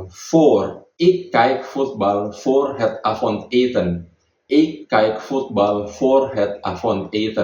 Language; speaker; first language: Dutch; non-native, fluent; Indonesian